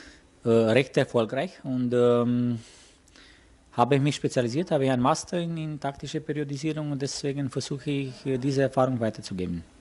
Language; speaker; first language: German; non-native, fluent; Romanian